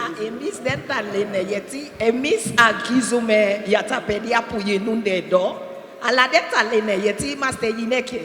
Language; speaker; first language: Greek; non-native, learner; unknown